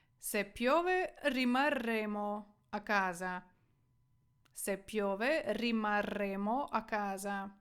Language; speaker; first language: Italian; non-native, fluent; Ukrainian